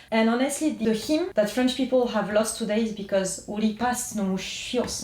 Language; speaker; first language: English; non-native, fluent; French